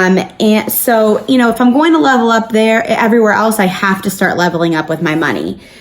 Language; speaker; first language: English; native; English